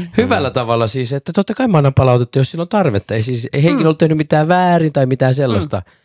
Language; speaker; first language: Finnish; early bilingual, other home language; Persian